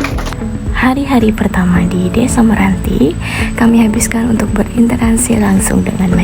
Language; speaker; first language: Indonesian; native; Indonesian